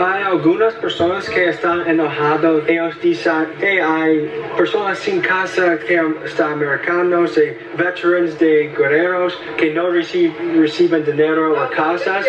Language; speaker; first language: Spanish; non-native, learner; English